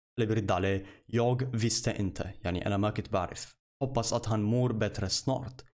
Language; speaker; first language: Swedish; non-native, fluent; Arabic